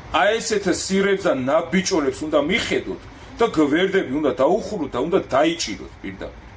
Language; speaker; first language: Georgian; native; Georgian